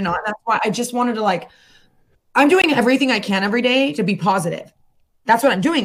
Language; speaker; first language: English; native; English